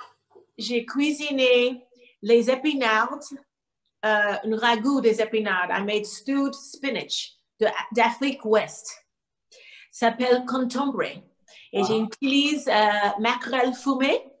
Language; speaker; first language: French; non-native, learner; English